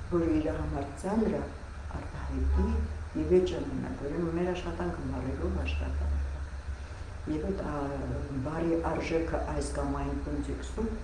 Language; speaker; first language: Armenian; non-native, local second language; Russian